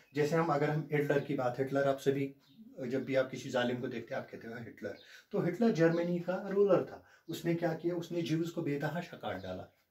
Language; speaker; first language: Hindi; non-native, local second language; Kashmiri